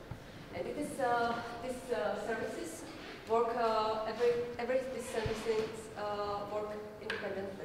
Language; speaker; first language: English; non-native, learner; Czech